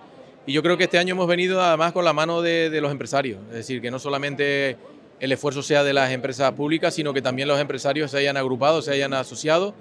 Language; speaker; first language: Spanish; native; Spanish